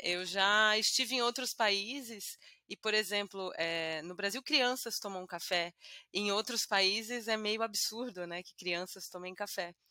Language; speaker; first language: Portuguese; non-native, learner; English